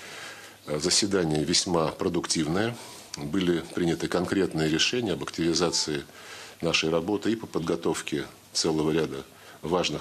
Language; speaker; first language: Russian; native; Russian